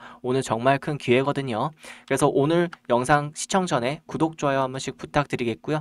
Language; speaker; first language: Korean; native; Korean